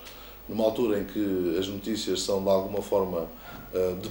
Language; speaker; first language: Portuguese; native; Portuguese